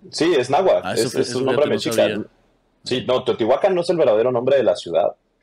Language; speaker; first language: Spanish; native; Spanish